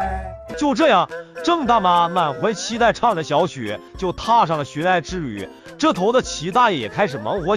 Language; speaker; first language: Chinese; native; Chinese